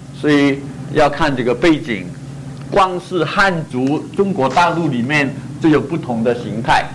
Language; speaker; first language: Chinese; non-native, local second language; Cantonese